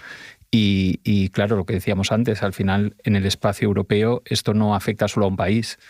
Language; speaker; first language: Spanish; native; Spanish